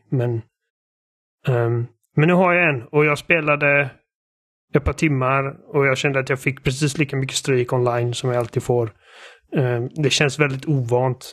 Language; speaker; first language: Swedish; native; Swedish